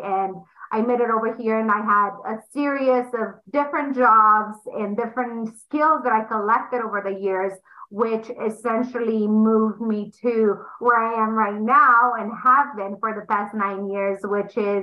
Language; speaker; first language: English; non-native, fluent; Romanian